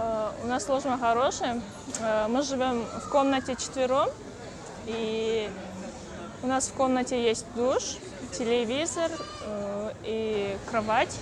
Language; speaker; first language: Russian; non-native, local second language; Kyrgyz